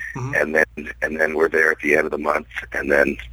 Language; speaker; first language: English; native; English